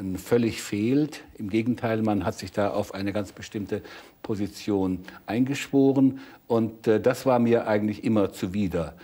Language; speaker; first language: German; native; German